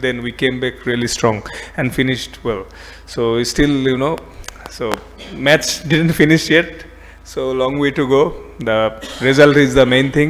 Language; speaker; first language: English; non-native, local second language; Bangla